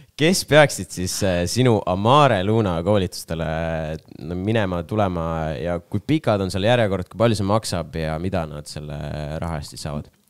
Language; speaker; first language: Estonian; non-native, local second language; Russian